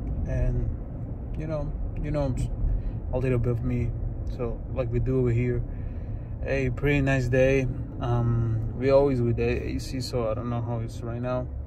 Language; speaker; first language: English; non-native, fluent; Spanish